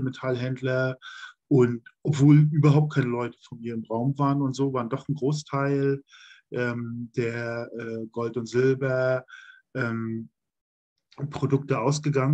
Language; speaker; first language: German; native; German